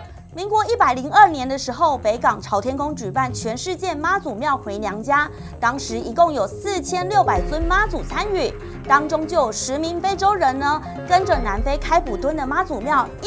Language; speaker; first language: Chinese; native; Chinese